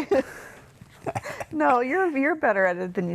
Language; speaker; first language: English; native; English